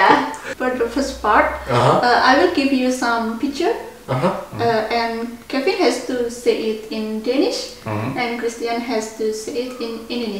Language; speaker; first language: English; non-native, learner; Indonesian